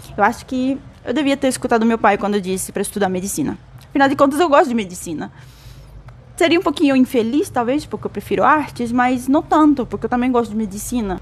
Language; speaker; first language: Portuguese; non-native, fluent; Spanish